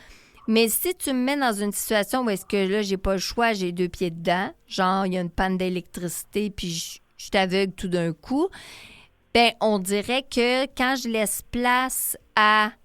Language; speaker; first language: French; native; French